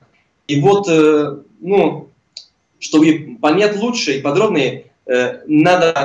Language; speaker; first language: Russian; non-native, fluent; Spanish